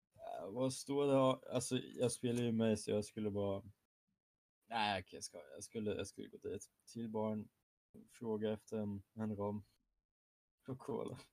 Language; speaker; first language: Swedish; non-native, fluent; German